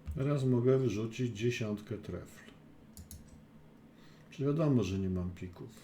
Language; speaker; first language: Polish; native; Polish